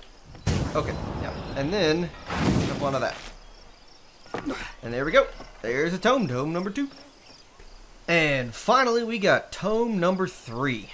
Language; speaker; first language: English; native; English